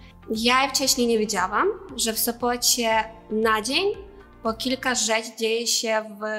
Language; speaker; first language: Polish; non-native, learner; Ukrainian